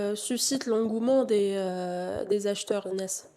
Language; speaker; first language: French; non-native, local second language; Arabic